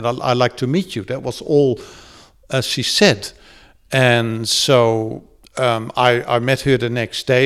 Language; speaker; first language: English; non-native, fluent; Dutch